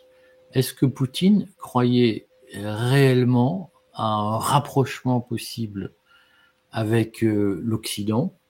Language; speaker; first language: French; native; French